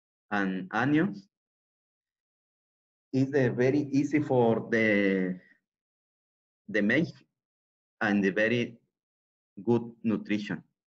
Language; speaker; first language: English; non-native, learner; Spanish